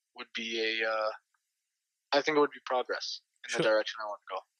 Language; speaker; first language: English; native; English